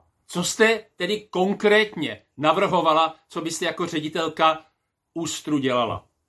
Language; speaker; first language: Czech; native; Czech